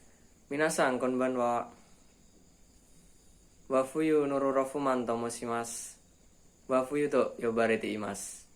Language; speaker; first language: Japanese; non-native, learner; Indonesian